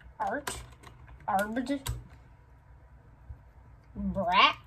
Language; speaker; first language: English; native; English